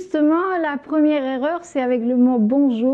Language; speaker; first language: French; native; French